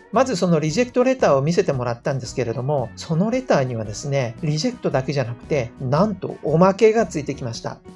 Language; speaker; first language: Japanese; native; Japanese